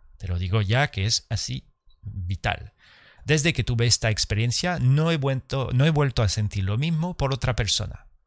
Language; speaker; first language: Spanish; early bilingual, heritage; Spanish